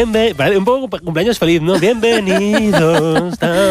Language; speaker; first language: Spanish; native; Spanish